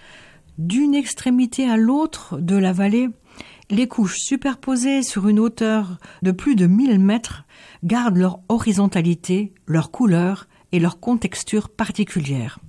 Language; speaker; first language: French; native; French